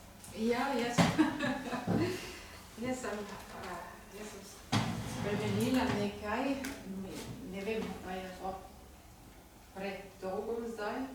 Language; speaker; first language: Slovenian; non-native, learner; German